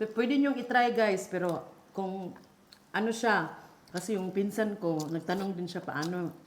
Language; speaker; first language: Filipino; non-native, local second language; Cebuano